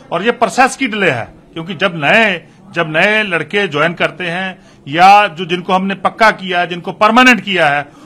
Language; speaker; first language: Hindi; non-native, local second language; Punjabi